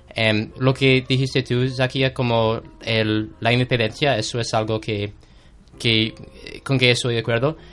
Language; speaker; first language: Spanish; non-native, fluent; English